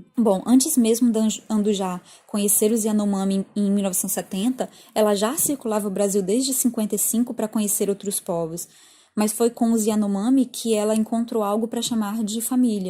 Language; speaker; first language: Portuguese; native; Portuguese